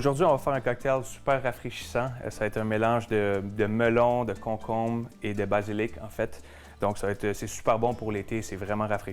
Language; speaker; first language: French; native; French